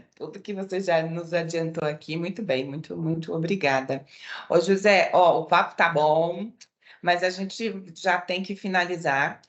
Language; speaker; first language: Portuguese; native; Portuguese